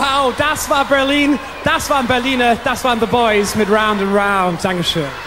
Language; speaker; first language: German; native; German